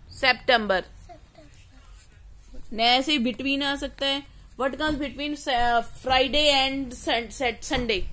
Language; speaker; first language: Hindi; native; Hindi